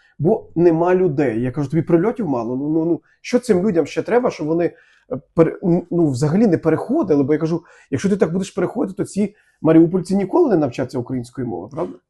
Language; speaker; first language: Ukrainian; native; Ukrainian